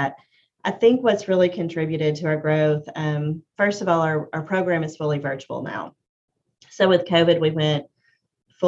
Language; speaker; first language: English; native; English